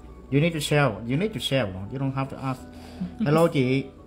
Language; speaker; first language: English; non-native, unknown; Vietnamese